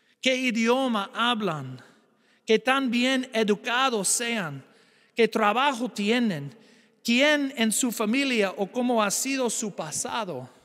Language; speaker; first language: Spanish; non-native, fluent; English